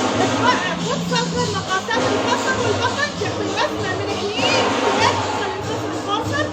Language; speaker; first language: Arabic; native; Arabic